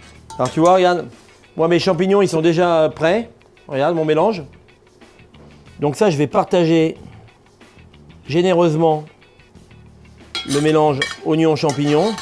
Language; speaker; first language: French; native; French